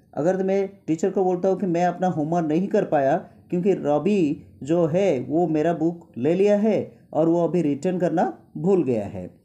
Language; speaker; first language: Hindi; non-native, local second language; Gujarati